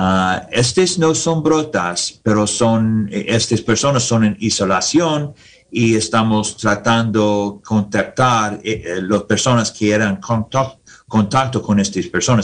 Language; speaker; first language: Spanish; non-native, learner; English